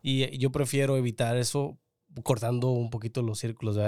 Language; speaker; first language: Spanish; early bilingual, heritage; Spanish